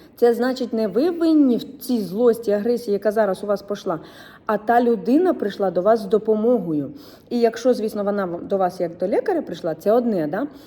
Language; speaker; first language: Ukrainian; non-native, local second language; Russian